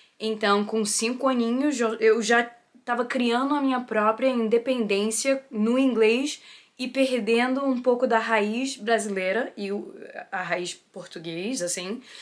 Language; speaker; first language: Portuguese; early bilingual, heritage; Portuguese